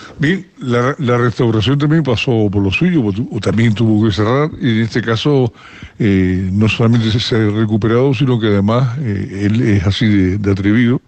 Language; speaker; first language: Spanish; native; Spanish